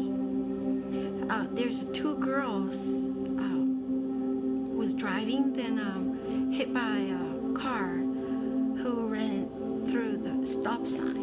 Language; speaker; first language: English; non-native, fluent; Chinese